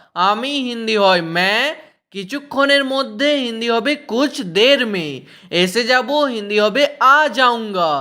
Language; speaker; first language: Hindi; non-native, fluent; Bangla